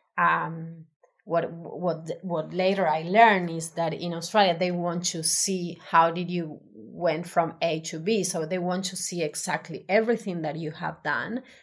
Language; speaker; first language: English; non-native, fluent; Spanish